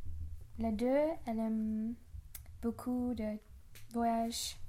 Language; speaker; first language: French; non-native, learner; English